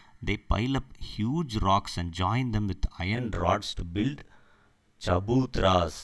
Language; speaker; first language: English; non-native, local second language; Tamil